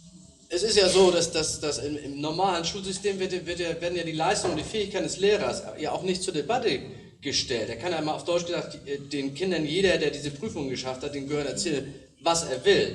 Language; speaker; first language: German; native; German